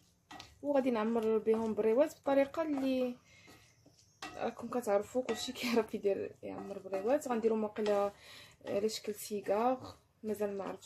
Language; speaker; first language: Arabic; native; Arabic